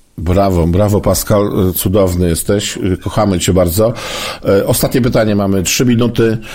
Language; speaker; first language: Polish; native; Polish